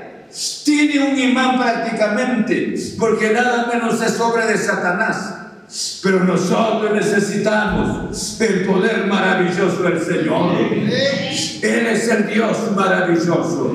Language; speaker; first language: Spanish; native; Spanish